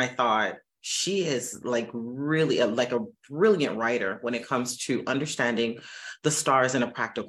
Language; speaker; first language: English; native; English